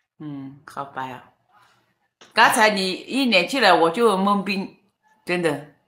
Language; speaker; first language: Chinese; native; Chinese